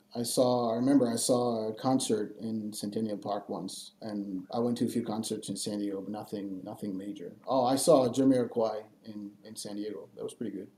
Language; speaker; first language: English; non-native, fluent; French